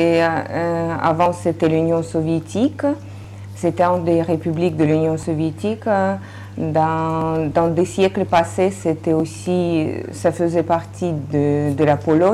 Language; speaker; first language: French; non-native, fluent; Russian